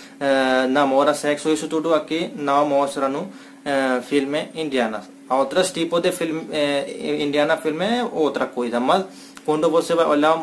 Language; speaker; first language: Portuguese; non-native, learner; Hindi